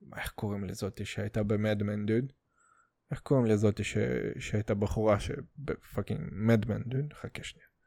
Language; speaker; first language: Hebrew; early bilingual, other home language; Russian